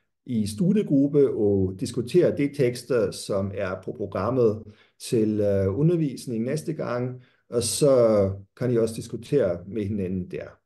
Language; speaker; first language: Danish; non-native, fluent; German